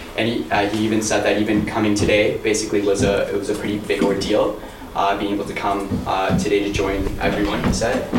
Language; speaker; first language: English; native; English